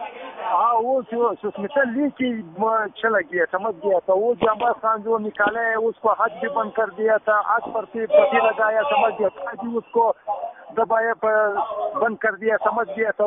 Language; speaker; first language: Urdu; non-native, fluent; Pashto